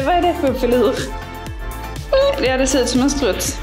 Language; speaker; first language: Swedish; native; Swedish